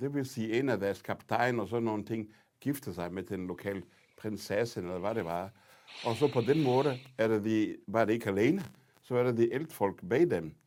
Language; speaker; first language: Danish; non-native, fluent; Portuguese